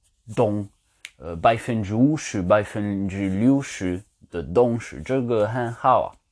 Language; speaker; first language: Chinese; non-native, learner; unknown